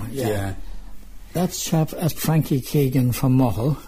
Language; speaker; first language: English; native; English